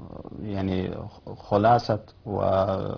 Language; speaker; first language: Arabic; non-native, fluent; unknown